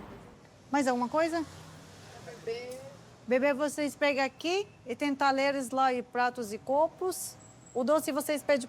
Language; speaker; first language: Portuguese; non-native, learner; Arabic